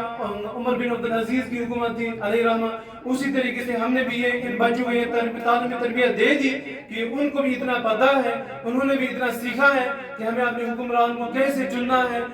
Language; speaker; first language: Hindi; non-native, local second language; Kashmiri